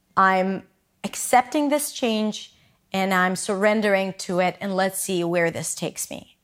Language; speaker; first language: English; non-native, fluent; Hebrew